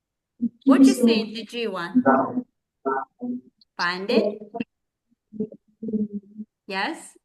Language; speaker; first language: English; non-native, fluent; Kazakh